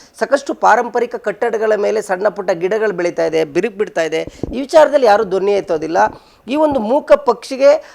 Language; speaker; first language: Kannada; native; Kannada